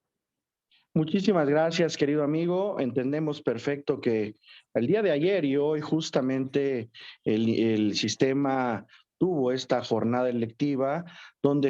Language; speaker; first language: Spanish; native; Spanish